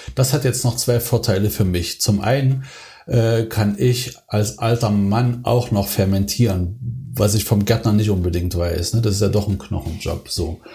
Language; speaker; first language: German; native; German